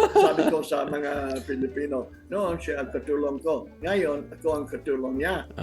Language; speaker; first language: Filipino; non-native, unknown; English